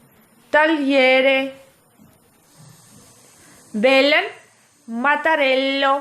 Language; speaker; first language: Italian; non-native, fluent; Urdu